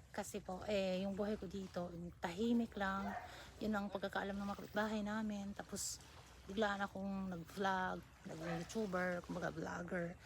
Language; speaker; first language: Filipino; native; Filipino